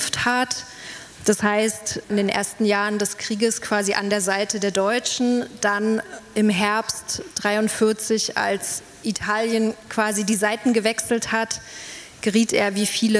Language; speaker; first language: German; native; German